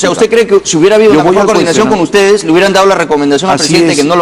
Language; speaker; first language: Spanish; native; Spanish